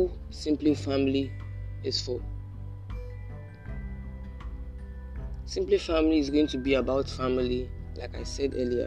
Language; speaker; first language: English; non-native, local second language; Yoruba